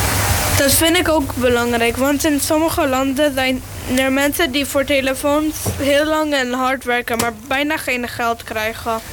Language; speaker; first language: Dutch; early bilingual, other home language; Polish